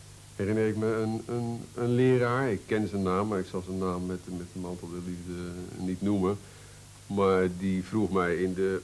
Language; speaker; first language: Dutch; native; Dutch